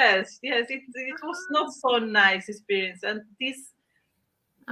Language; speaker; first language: English; non-native, learner; Spanish